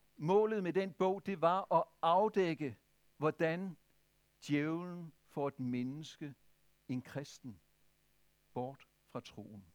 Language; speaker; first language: Danish; native; Danish